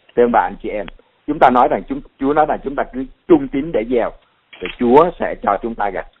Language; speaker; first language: Vietnamese; native; Vietnamese